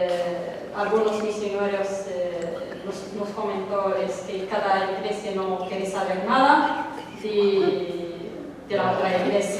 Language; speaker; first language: Spanish; non-native, learner; Arabic